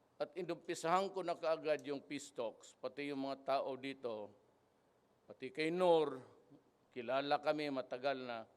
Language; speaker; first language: Filipino; non-native, local second language; Cebuano